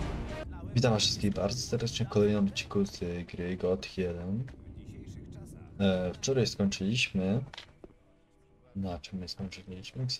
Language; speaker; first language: Polish; native; Polish